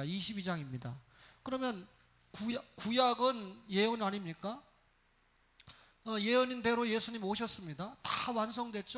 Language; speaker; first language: Korean; native; Korean